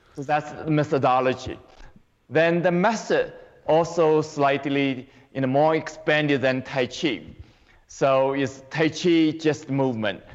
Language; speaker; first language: English; non-native, fluent; Chinese